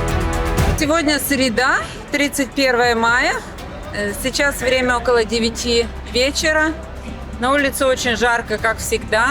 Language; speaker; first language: Russian; native; Russian